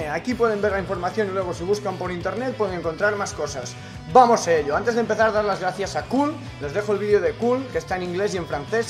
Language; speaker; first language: Spanish; native; Spanish